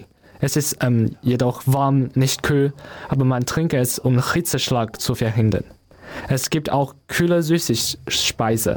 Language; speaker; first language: German; non-native, learner; Chinese